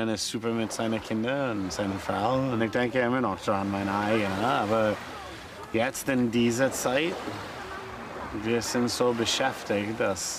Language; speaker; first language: German; non-native, fluent; English